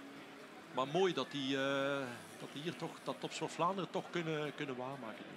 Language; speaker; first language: Dutch; native; Dutch